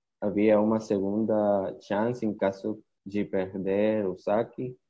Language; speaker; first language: Portuguese; non-native, learner; Spanish